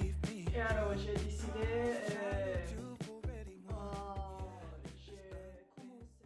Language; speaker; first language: French; non-native, learner; Japanese